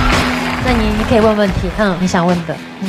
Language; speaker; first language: Chinese; native; Chinese